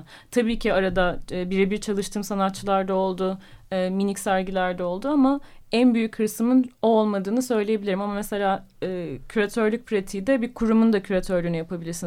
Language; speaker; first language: Turkish; native; Turkish